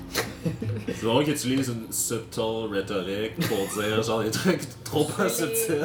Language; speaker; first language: French; native; French